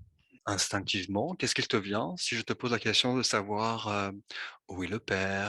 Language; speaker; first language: French; native; French